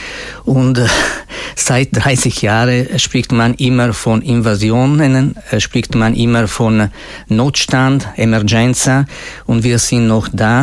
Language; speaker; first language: German; non-native, fluent; Italian